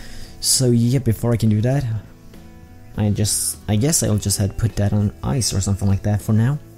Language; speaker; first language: English; native; English